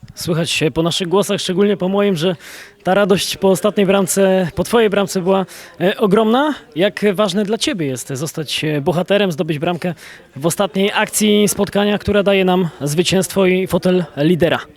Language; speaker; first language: Polish; native; Polish